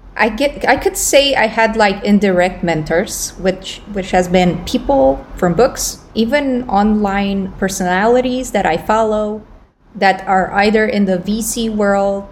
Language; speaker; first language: English; non-native, fluent; Romanian